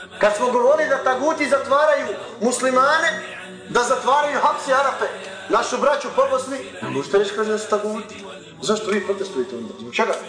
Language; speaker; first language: Bosnian; native; Bosnian